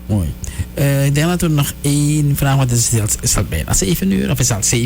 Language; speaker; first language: Dutch; native; Dutch